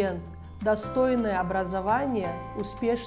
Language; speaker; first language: Russian; non-native, local second language; Kyrgyz